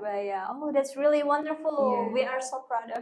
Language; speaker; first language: English; non-native, fluent; Indonesian